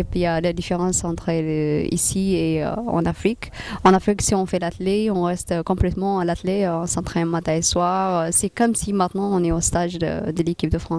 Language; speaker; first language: French; non-native, fluent; Tigrinya